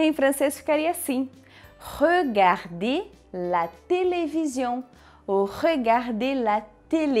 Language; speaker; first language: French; non-native, fluent; Portuguese